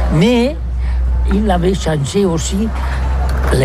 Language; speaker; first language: French; non-native, learner; Catalan